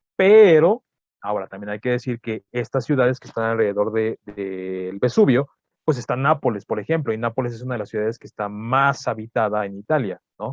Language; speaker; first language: Spanish; native; Spanish